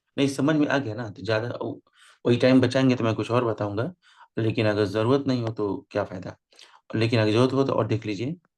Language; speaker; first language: Hindi; native; Hindi